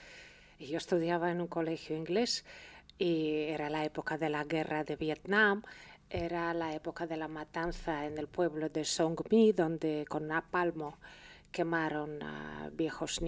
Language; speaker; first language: Spanish; early bilingual, heritage; Spanish